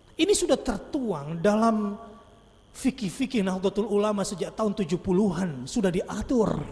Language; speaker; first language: Indonesian; native; Indonesian